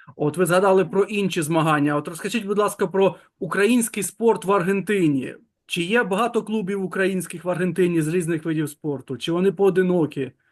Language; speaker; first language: Ukrainian; native; Ukrainian